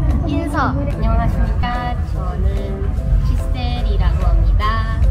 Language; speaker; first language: Korean; non-native, learner; Filipino